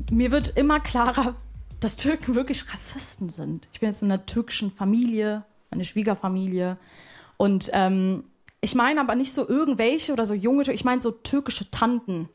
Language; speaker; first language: German; early bilingual, other home language; Arabic